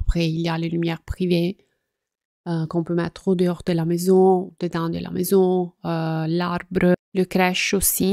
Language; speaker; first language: French; non-native, fluent; Italian